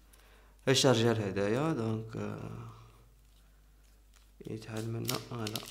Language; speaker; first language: Arabic; native; Arabic